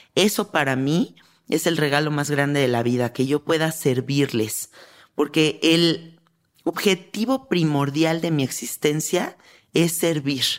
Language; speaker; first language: Spanish; native; Spanish